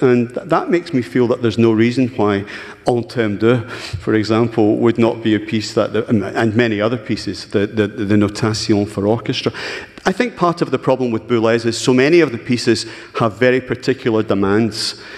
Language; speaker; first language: English; native; English